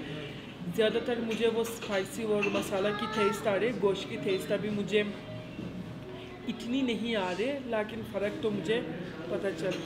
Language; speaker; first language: Hindi; non-native, fluent; Turkish